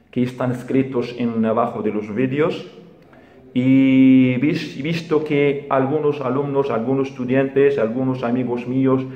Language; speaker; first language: Spanish; non-native, fluent; Arabic